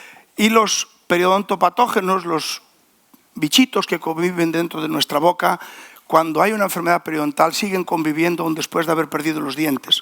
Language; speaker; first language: Spanish; native; Spanish